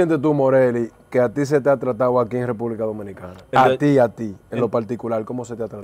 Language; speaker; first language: Spanish; native; Spanish